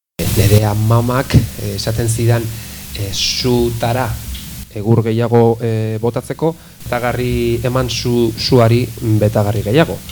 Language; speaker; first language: Basque; non-native, local second language; Spanish